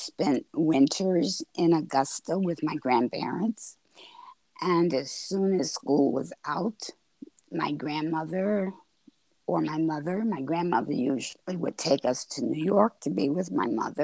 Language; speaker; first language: English; native; English